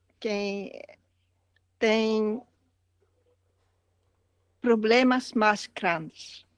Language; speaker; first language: Portuguese; non-native, learner; Dutch